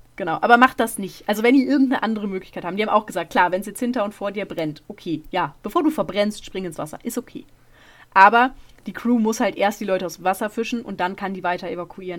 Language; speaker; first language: German; native; German